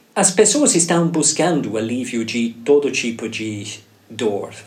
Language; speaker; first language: Portuguese; non-native, fluent; English